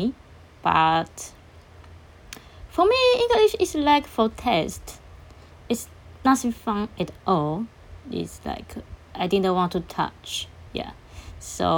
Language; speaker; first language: English; non-native, learner; Chinese